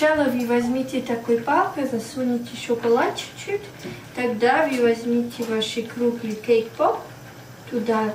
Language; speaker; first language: Russian; early bilingual, heritage; German